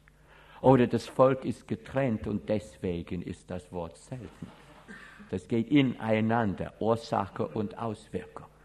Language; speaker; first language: German; non-native, fluent; English